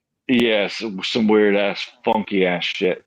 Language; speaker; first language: English; native; English